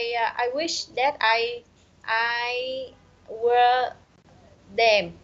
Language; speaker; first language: English; non-native, learner; Vietnamese